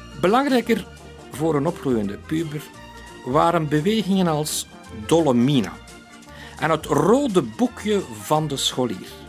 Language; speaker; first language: Dutch; native; Dutch